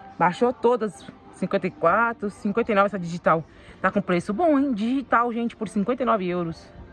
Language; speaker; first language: Portuguese; native; Portuguese